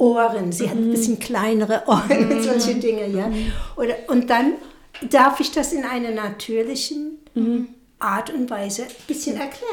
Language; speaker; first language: German; non-native, fluent; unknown